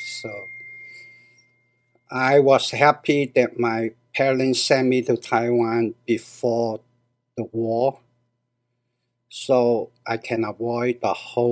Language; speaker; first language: English; non-native, learner; Cantonese